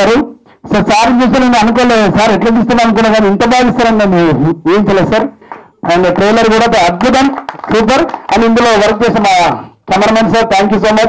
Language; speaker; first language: Telugu; native; Telugu